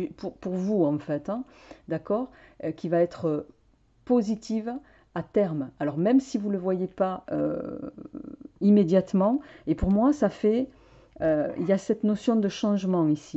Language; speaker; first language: French; native; French